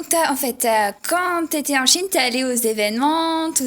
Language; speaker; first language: French; native; French